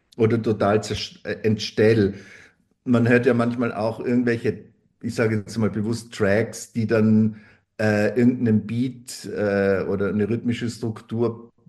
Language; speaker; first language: German; native; German